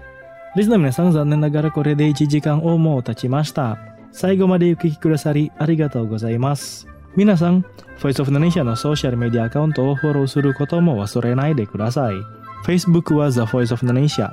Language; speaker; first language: Japanese; non-native, fluent; Indonesian